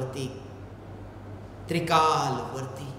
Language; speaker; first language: Hindi; non-native, local second language; Gujarati